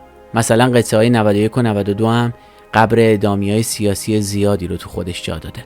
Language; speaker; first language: Persian; native; Persian